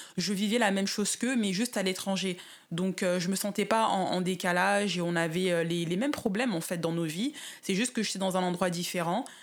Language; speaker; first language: French; native; French